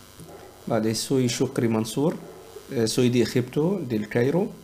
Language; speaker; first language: Spanish; non-native, learner; Arabic